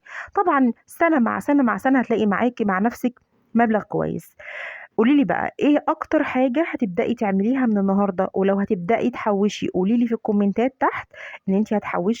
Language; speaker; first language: Arabic; native; Arabic